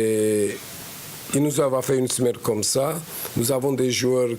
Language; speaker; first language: French; non-native, fluent; Portuguese